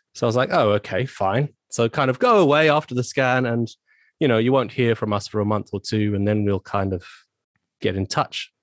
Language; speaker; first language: English; native; English